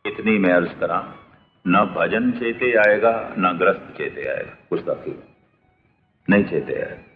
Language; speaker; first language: Hindi; non-native, local second language; Punjabi